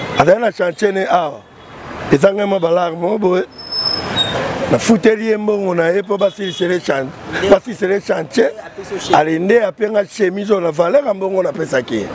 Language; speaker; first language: Lingala; native; Lingala